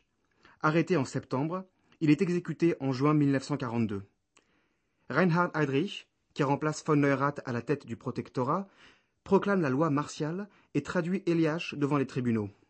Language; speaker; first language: French; native; French